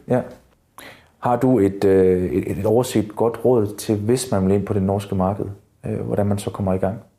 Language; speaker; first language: Danish; native; Danish